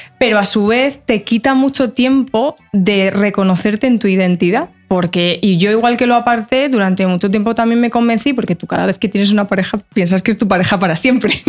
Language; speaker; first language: Spanish; early bilingual, other home language; Portuguese